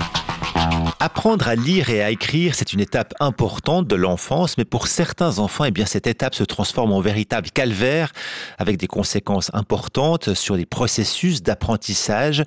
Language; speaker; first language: French; native; French